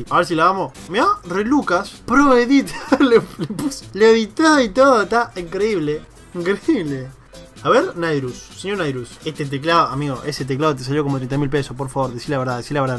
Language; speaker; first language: Spanish; native; Spanish